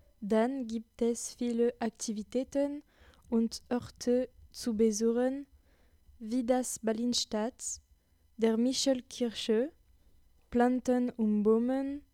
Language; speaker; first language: German; non-native, learner; French